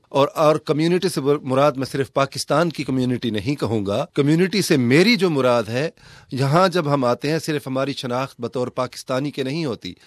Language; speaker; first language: Urdu; non-native, local second language; Saraiki